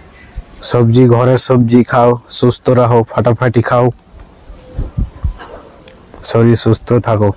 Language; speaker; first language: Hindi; non-native, local second language; Bangla